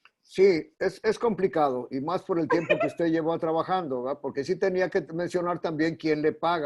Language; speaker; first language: Spanish; native; Spanish